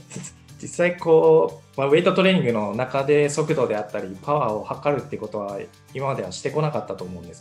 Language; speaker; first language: Japanese; native; Japanese